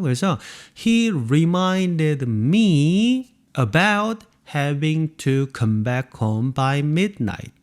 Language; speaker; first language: English; non-native, fluent; Korean